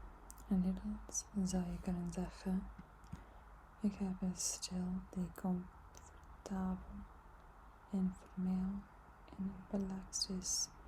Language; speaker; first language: Dutch; non-native, learner; English